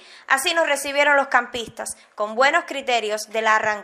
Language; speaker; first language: Spanish; native; Spanish